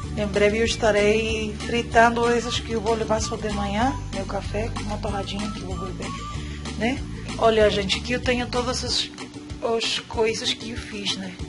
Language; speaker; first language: Portuguese; non-native, fluent; Spanish